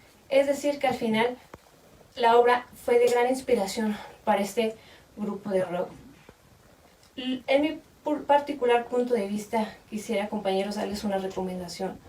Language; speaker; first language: Spanish; native; Spanish